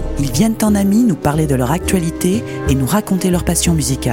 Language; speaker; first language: French; native; French